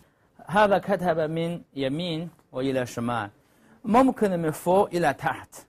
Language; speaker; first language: Arabic; non-native, learner; Chinese